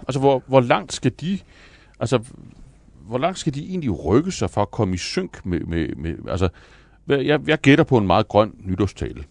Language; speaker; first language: Danish; native; Danish